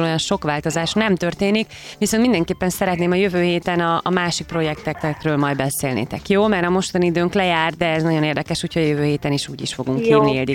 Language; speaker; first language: Hungarian; native; Hungarian